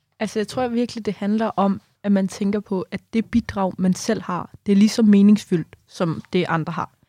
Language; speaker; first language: Danish; early bilingual, other home language; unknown